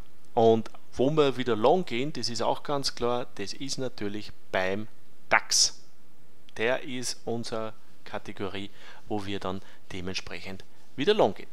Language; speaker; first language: German; native; German